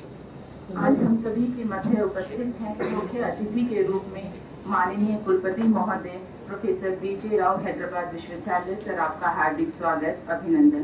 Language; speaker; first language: Hindi; native; Hindi